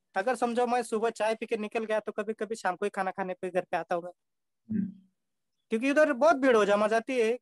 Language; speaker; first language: Hindi; non-native, local second language; Marathi